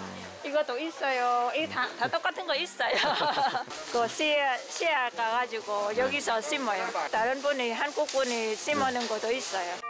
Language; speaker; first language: Korean; non-native, learner; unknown